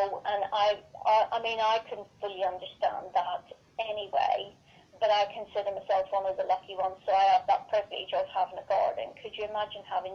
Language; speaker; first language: English; native; English